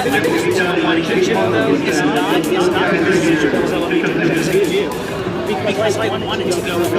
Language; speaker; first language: English; native; English